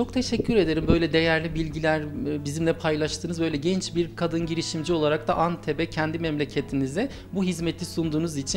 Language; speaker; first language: Turkish; native; Turkish